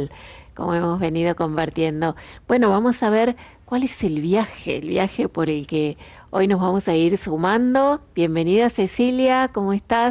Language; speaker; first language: Spanish; native; Spanish